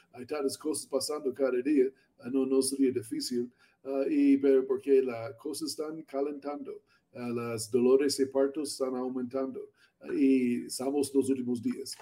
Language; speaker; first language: Spanish; non-native, learner; English